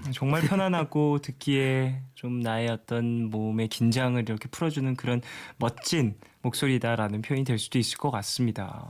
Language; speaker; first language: Korean; native; Korean